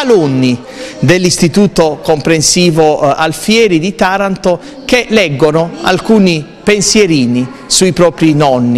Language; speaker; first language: Italian; native; Italian